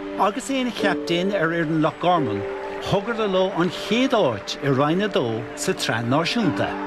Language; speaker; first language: Irish; native; Irish